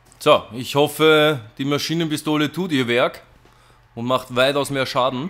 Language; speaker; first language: German; native; German